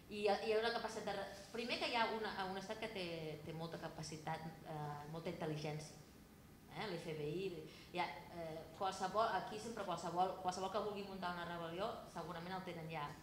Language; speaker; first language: Catalan; native; Catalan